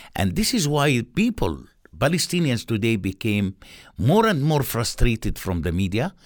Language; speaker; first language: English; non-native, fluent; Arabic